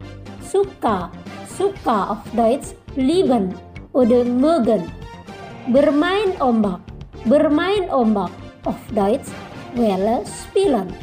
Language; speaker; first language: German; non-native, fluent; Indonesian